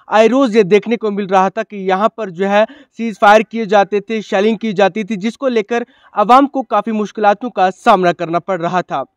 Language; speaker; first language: Hindi; non-native, local second language; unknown